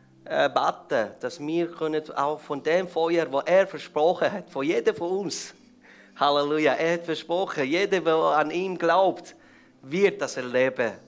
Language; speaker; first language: German; non-native, fluent; Persian